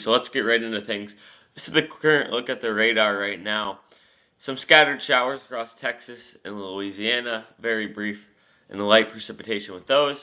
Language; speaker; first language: English; native; English